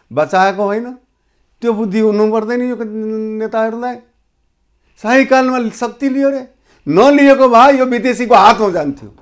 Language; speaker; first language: Nepali; non-native, local second language; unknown